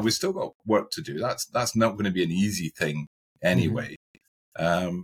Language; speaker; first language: English; native; English